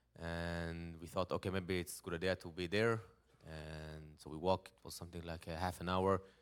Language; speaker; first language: English; non-native, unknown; Hebrew